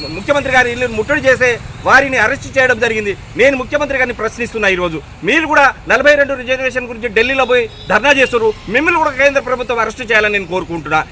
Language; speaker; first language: Telugu; non-native, local second language; Lambadi